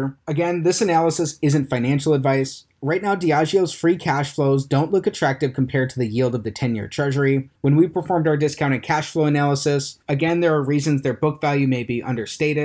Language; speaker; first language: English; native; English